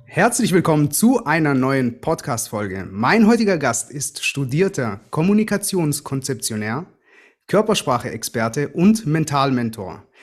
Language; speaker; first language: German; early bilingual, other home language; Greek